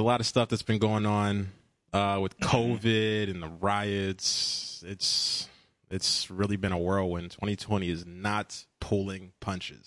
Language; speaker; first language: English; native; English